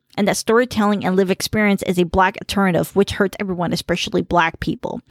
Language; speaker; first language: English; early bilingual, other home language; Khmer